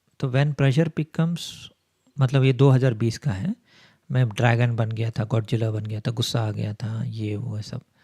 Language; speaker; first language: Hindi; non-native, local second language; Telugu